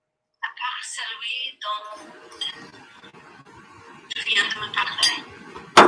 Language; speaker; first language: French; non-native, learner; English